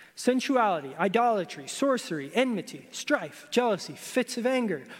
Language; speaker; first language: English; native; English